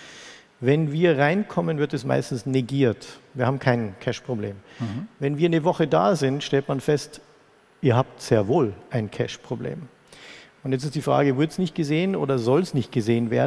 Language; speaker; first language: German; native; German